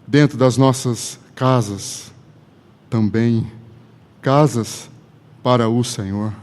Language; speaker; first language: Portuguese; native; Portuguese